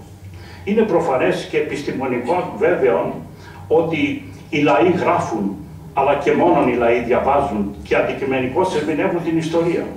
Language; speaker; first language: Greek; native; Greek